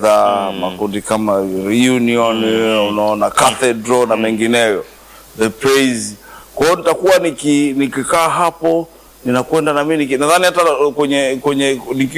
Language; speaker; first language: Swahili; native; Swahili